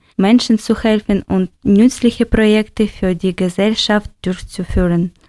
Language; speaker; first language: German; non-native, learner; Ukrainian